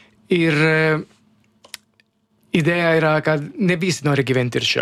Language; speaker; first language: Lithuanian; non-native, learner; Italian